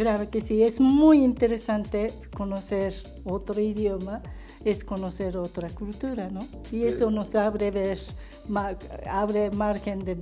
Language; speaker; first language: Spanish; non-native, fluent; Japanese